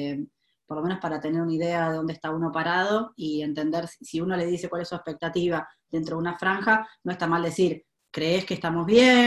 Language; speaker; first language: Spanish; native; Spanish